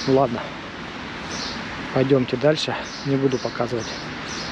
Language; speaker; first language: Russian; native; Russian